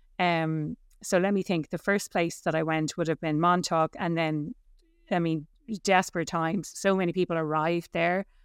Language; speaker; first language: English; native; English